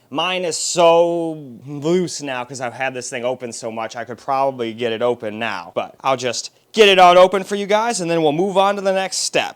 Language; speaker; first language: English; native; English